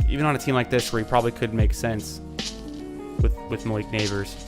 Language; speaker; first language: English; native; English